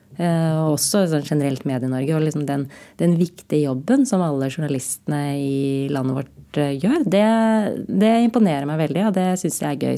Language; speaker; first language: Norwegian; native; Norwegian